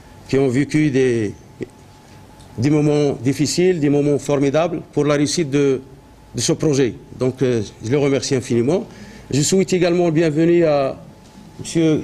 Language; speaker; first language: French; non-native, local second language; Arabic